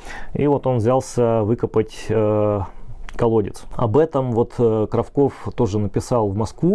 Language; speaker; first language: Russian; native; Russian